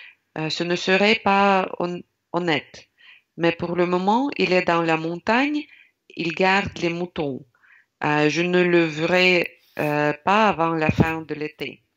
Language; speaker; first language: French; non-native, learner; Russian